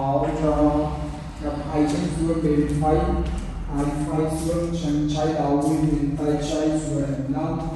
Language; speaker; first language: Vietnamese; non-native, learner; Hindi